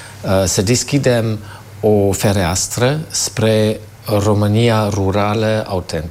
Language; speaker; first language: Romanian; non-native, fluent; German